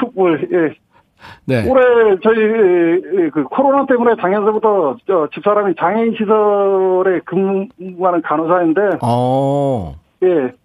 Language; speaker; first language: Korean; native; Korean